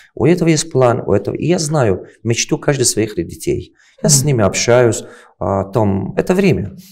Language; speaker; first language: Russian; non-native, local second language; Tajik